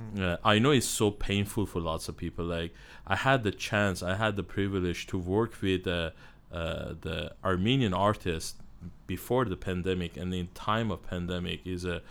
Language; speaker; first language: English; non-native, learner; Armenian